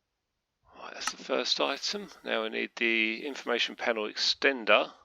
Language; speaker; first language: English; native; English